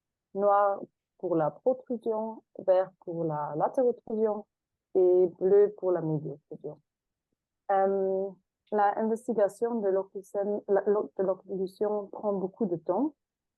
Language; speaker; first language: French; non-native, fluent; German